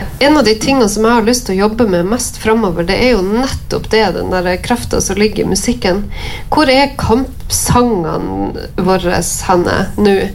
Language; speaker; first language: Norwegian; native; Norwegian